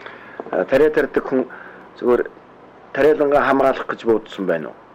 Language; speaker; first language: Mongolian; native; Mongolian